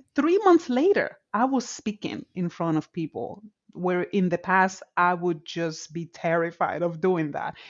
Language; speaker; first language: English; non-native, fluent; Spanish